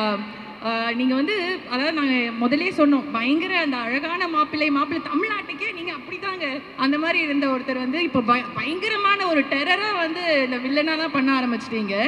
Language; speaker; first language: Tamil; native; Tamil